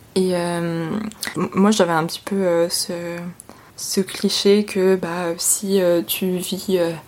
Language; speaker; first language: French; native; French